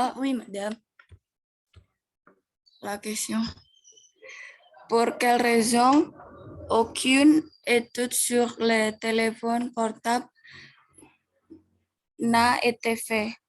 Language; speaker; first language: French; non-native, learner; Indonesian